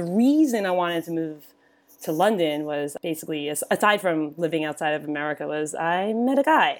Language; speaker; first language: English; native; English